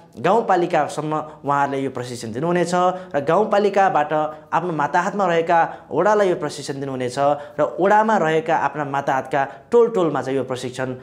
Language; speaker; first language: Nepali; non-native, local second language; Sherpa